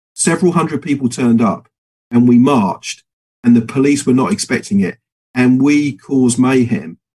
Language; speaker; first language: English; native; English